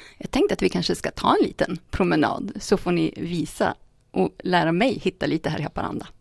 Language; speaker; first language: Swedish; native; Swedish